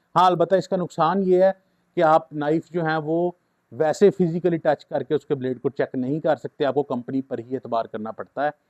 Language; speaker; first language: Urdu; native; Urdu